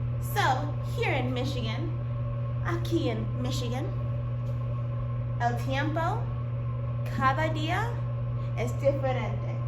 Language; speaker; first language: Spanish; non-native, fluent; English